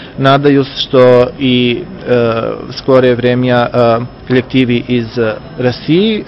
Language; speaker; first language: Russian; non-native, fluent; Serbian